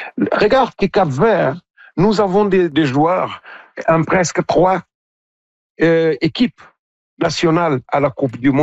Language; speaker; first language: French; non-native, local second language; Portuguese